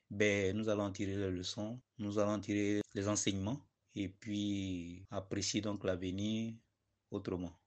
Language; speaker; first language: French; non-native, local second language; Dyula